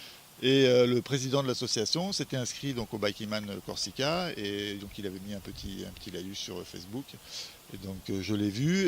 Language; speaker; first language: French; native; French